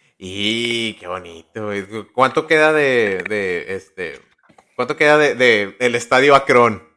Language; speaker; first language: Spanish; native; Spanish